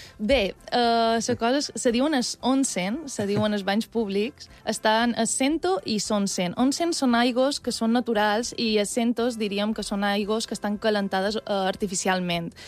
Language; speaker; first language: Catalan; native; Catalan